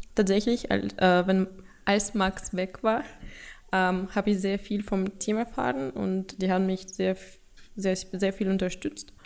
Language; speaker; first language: German; non-native, fluent; Russian